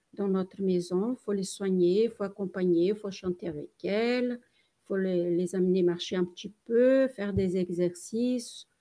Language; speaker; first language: French; non-native, fluent; Portuguese